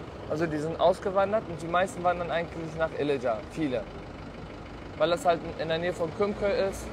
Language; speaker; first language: German; non-native, fluent; Turkish